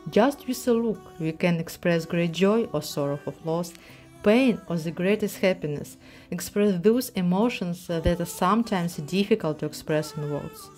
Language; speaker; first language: English; non-native, fluent; Ukrainian